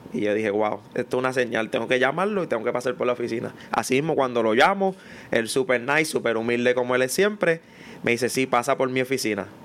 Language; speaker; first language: Spanish; native; Spanish